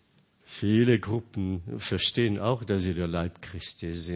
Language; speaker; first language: German; non-native, fluent; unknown